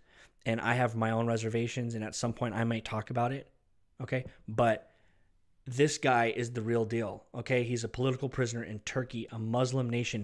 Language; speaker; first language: English; native; English